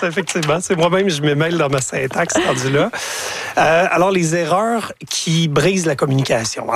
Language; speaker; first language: French; native; French